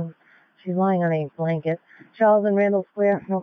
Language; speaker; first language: English; native; English